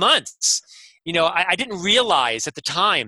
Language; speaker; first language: English; native; English